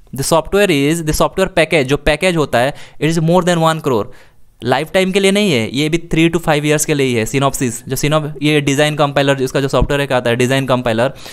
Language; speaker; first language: Hindi; native; Hindi